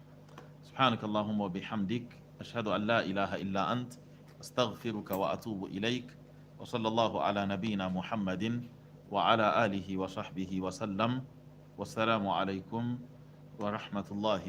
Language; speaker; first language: Arabic; non-native, fluent; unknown